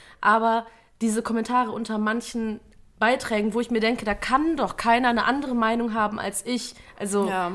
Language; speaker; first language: German; early bilingual, other home language; Vietnamese